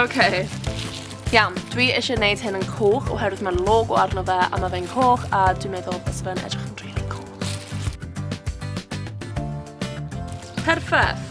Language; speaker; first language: Welsh; non-native, local second language; English